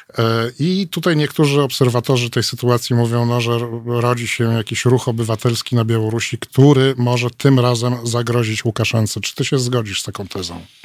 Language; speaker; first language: Polish; native; Polish